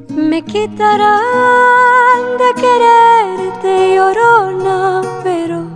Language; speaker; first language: German; non-native, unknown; Spanish